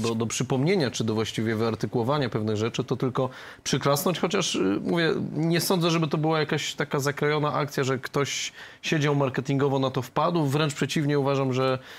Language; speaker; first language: Polish; native; Polish